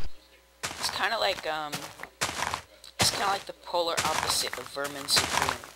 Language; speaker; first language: English; native; English